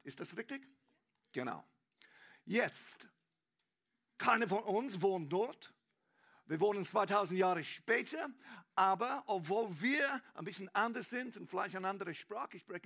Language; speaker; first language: German; non-native, learner; English